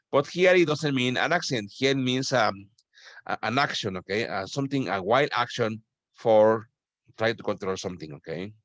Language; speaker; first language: English; non-native, fluent; Spanish